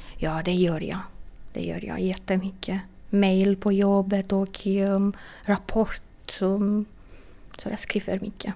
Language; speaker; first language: Swedish; non-native, fluent; Romanian